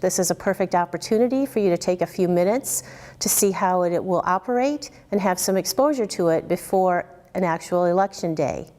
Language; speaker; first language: English; native; English